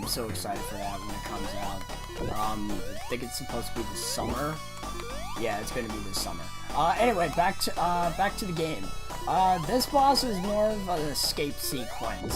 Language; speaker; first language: English; native; English